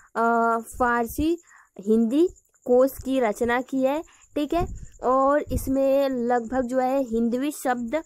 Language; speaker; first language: Hindi; native; Hindi